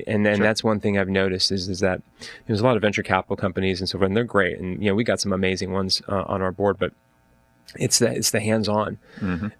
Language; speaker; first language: English; native; English